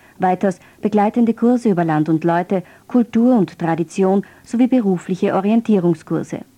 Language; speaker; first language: German; native; German